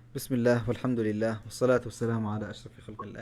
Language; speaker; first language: Arabic; non-native, fluent; Bangla